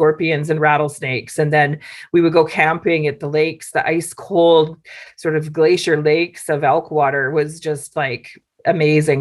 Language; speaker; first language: English; native; English